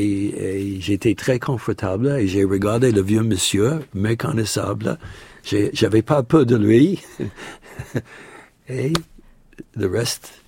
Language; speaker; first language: French; non-native, fluent; English